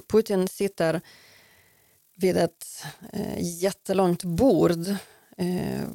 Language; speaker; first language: Swedish; non-native, fluent; Ukrainian